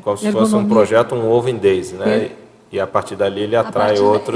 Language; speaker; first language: Portuguese; native; Portuguese